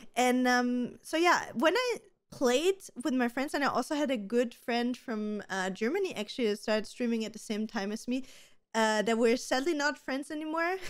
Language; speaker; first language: English; non-native, fluent; German